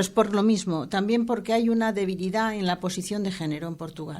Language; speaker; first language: Spanish; native; Spanish